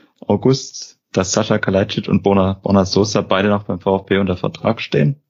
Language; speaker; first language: German; native; German